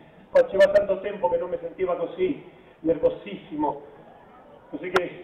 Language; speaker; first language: Italian; non-native, fluent; Spanish